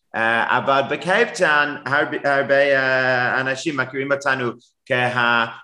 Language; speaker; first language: Hebrew; non-native, fluent; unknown